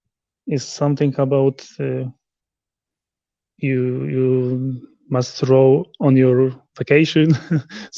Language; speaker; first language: English; non-native, learner; Polish